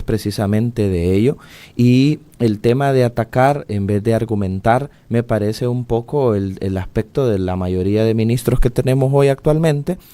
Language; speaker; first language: Spanish; native; Spanish